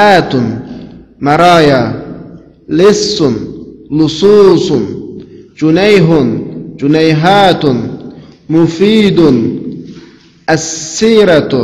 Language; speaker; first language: Arabic; non-native, fluent; Uyghur